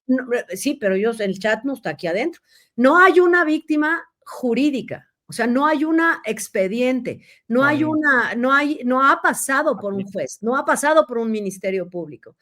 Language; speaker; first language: Spanish; native; Spanish